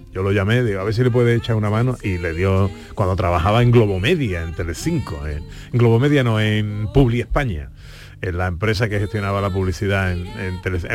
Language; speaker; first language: Spanish; native; Spanish